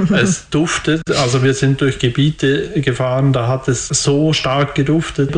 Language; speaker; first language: German; native; German